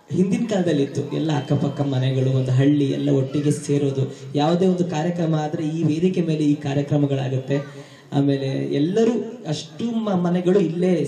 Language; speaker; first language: Kannada; native; Kannada